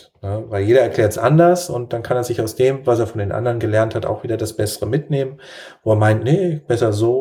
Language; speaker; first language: German; native; German